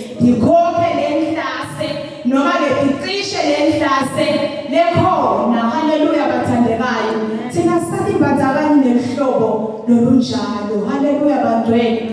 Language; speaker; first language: Zulu; non-native, local second language; Swati